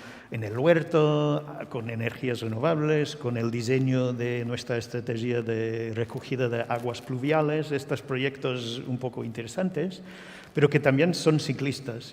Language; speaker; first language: Spanish; non-native, fluent; English